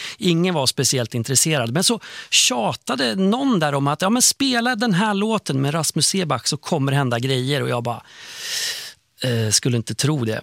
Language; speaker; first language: Swedish; native; Swedish